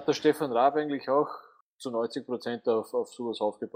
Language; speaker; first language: German; native; German